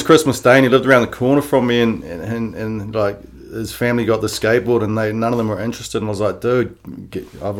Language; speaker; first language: English; native; English